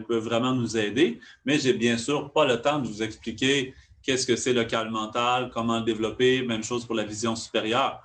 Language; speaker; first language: French; native; French